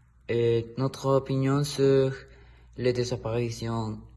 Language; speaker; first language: French; non-native, learner; Spanish